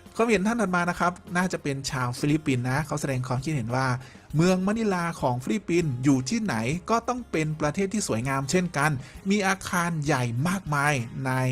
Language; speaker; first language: Thai; native; Thai